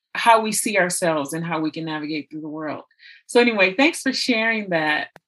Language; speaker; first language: English; native; English